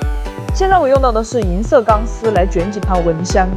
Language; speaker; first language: Chinese; native; Chinese